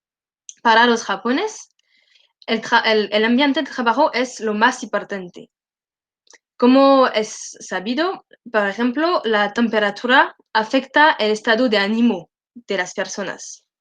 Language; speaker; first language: Spanish; non-native, learner; French